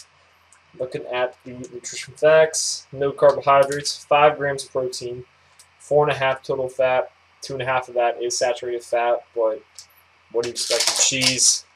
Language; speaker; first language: English; native; English